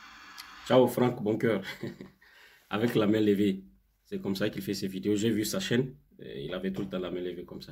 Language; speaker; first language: French; non-native, local second language; Hausa